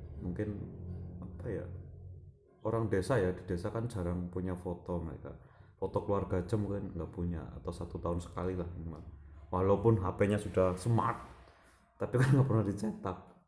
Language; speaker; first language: Indonesian; non-native, local second language; Javanese